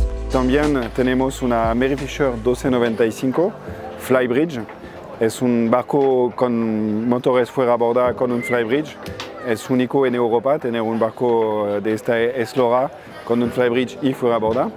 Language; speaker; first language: Spanish; non-native, fluent; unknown